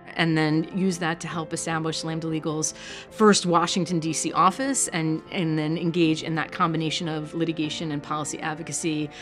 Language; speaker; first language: English; native; English